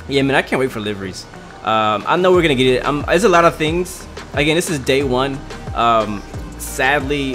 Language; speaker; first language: English; native; English